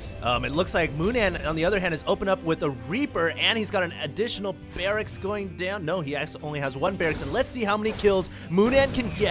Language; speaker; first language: English; native; English